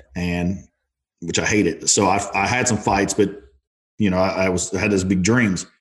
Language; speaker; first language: English; native; English